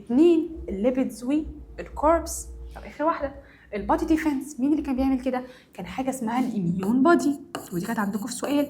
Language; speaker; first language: Arabic; native; Arabic